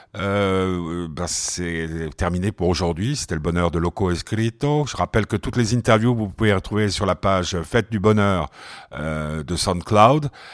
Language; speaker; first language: French; native; French